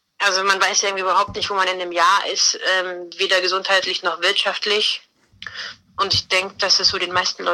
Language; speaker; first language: German; native; German